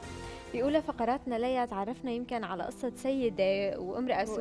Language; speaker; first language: Arabic; native; Arabic